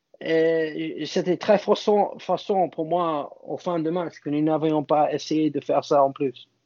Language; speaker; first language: French; non-native, fluent; English